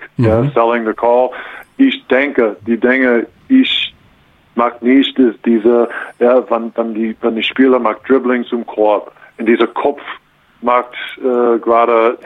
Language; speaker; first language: German; non-native, learner; English